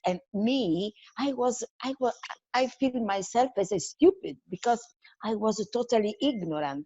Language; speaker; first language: English; non-native, fluent; Italian